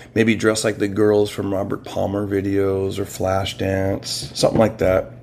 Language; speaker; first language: English; native; English